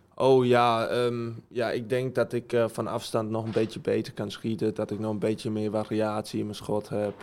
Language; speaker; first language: Dutch; early bilingual, heritage; Dutch